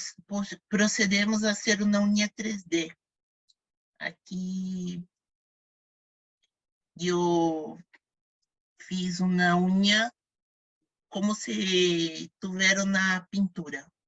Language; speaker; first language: Spanish; non-native, fluent; Portuguese